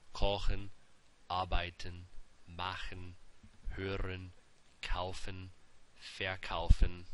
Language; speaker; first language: German; non-native, fluent; English